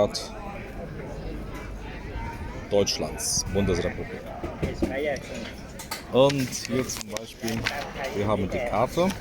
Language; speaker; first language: German; non-native, fluent; Polish